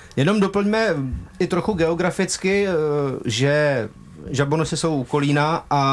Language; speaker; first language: Czech; native; Czech